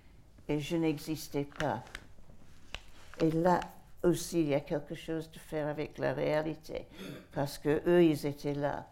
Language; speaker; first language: French; non-native, fluent; English